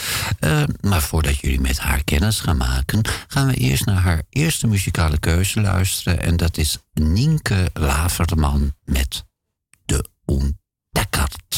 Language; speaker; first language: Dutch; native; Dutch